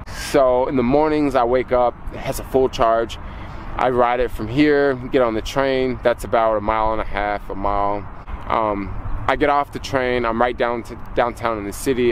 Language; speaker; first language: English; native; English